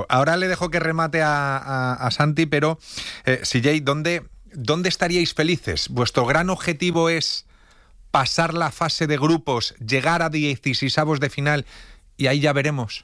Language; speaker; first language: Spanish; native; Spanish